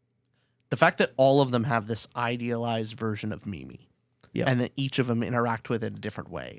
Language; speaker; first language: English; native; English